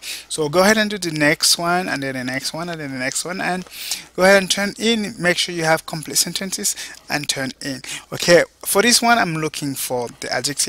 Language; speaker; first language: English; non-native, fluent; French